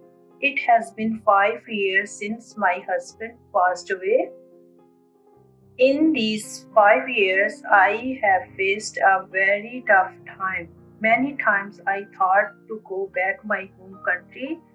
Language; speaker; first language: English; non-native, learner; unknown